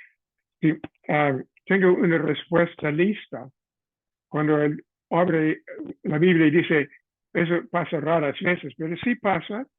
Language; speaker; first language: Spanish; non-native, fluent; English